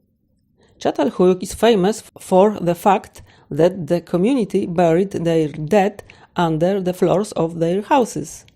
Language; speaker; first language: English; non-native, fluent; Polish